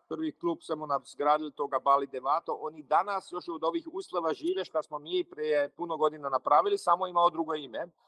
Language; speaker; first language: Croatian; early bilingual, heritage; Croatian